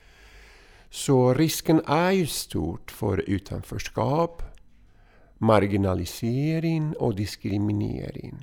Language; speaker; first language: Swedish; non-native, fluent; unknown